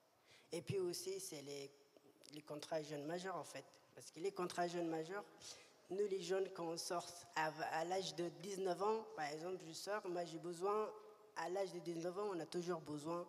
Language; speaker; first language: French; early bilingual, other home language; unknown